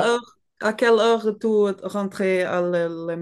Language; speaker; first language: French; non-native, learner; Portuguese